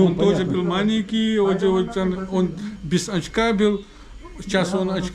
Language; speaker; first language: Russian; non-native, learner; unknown